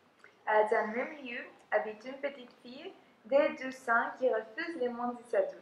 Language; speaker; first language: French; non-native, fluent; Spanish